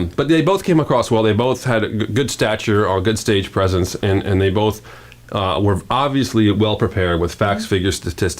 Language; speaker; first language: English; native; English